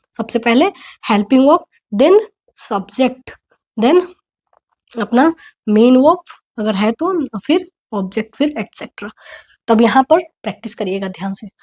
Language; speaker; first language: Hindi; native; Hindi